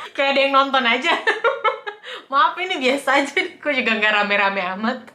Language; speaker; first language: Indonesian; native; Indonesian